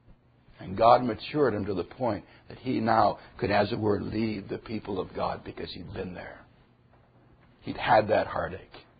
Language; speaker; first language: English; native; English